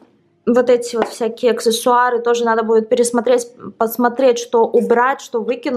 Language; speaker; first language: Russian; native; Russian